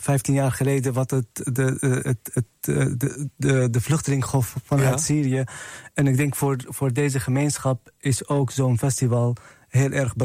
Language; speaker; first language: Dutch; non-native, fluent; Arabic